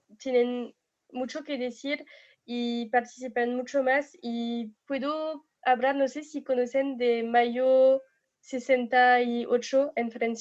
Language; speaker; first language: Spanish; non-native, fluent; French